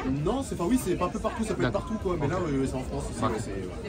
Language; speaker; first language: French; native; French